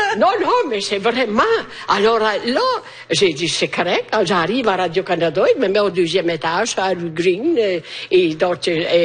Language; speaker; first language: French; non-native, fluent; Italian